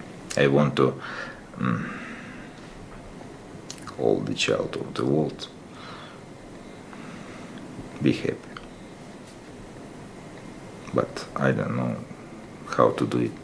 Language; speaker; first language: English; non-native, learner; Russian